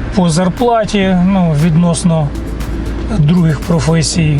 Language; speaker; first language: Ukrainian; non-native, local second language; Russian